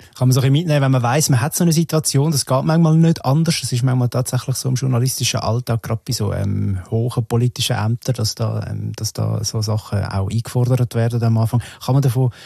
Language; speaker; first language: German; native; German